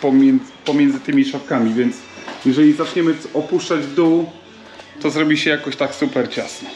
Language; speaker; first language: Polish; native; Polish